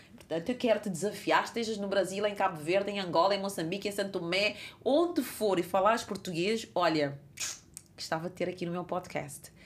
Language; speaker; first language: Portuguese; non-native, local second language; Kabuverdianu